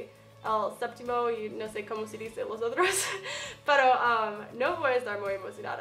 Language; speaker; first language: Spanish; non-native, fluent; English